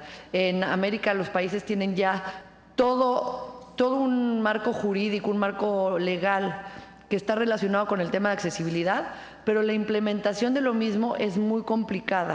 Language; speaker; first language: Spanish; native; Spanish